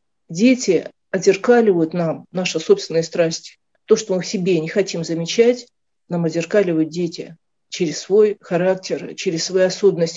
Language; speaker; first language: Russian; native; Russian